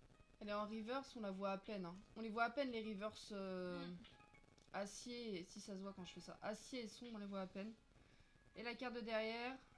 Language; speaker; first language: French; native; French